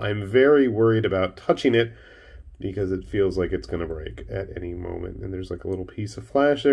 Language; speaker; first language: English; native; English